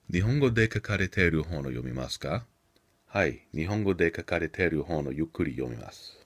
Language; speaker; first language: Japanese; non-native, learner; English